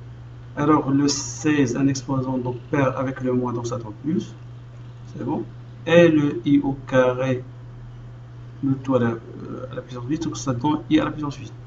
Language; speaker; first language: French; non-native, local second language; Arabic